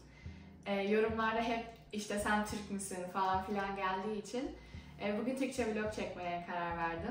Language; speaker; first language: Turkish; early bilingual, heritage; Turkish